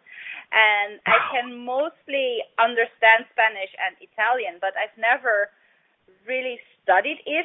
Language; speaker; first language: English; non-native, fluent; Dutch